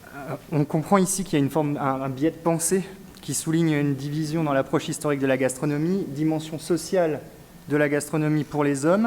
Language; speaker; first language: French; native; French